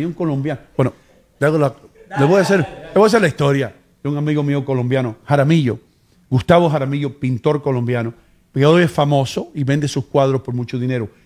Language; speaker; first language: Spanish; early bilingual, heritage; Spanish